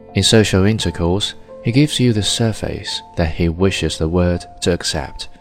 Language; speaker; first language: English; non-native, fluent; Chinese